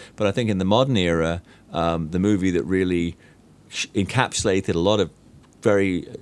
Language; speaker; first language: English; native; English